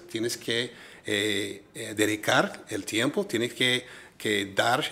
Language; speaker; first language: Spanish; non-native, fluent; English